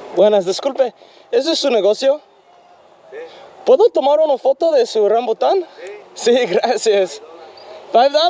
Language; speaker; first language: Spanish; non-native, learner; English